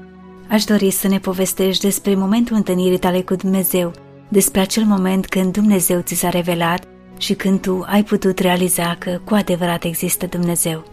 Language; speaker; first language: Romanian; native; Romanian